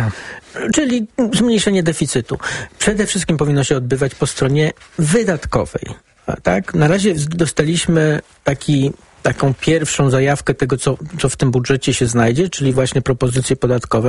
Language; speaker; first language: Polish; native; Polish